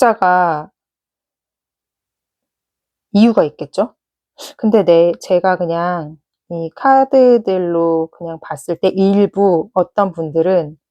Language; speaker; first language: Korean; native; Korean